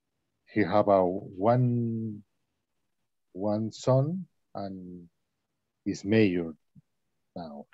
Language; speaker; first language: English; non-native, learner; Spanish